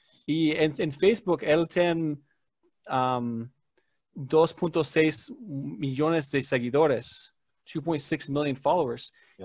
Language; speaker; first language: Portuguese; non-native, learner; English